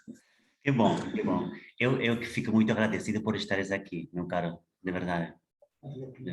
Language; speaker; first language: Portuguese; non-native, learner; Spanish